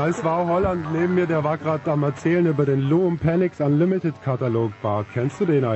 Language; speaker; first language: German; native; German